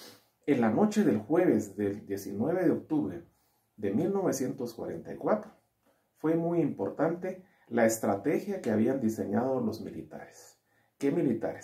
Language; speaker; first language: Spanish; native; Spanish